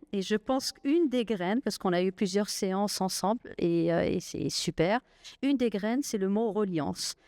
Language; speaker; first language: French; non-native, local second language; Arabic